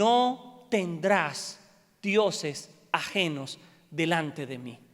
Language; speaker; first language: Spanish; native; Spanish